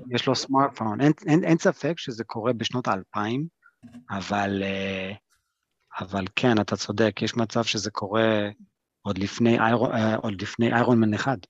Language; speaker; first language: Hebrew; early bilingual, other home language; English